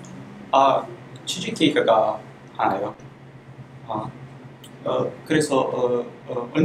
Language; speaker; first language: Korean; non-native, learner; Uzbek